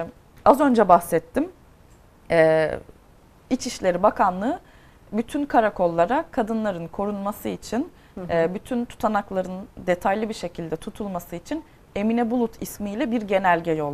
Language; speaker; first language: Turkish; native; Turkish